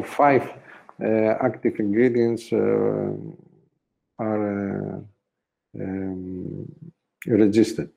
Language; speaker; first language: English; non-native, fluent; Greek